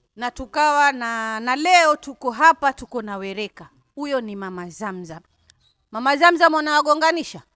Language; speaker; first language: Swahili; native; Swahili